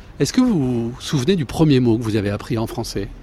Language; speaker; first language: French; native; French